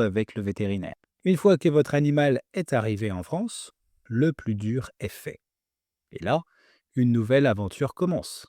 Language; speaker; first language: French; native; French